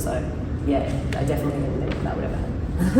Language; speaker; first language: English; native; English